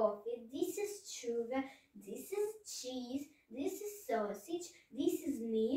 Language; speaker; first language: English; non-native, learner; Russian